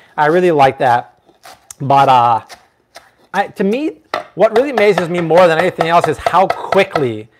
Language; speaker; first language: English; native; English